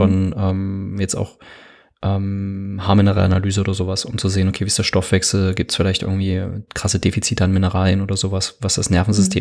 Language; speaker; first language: German; native; German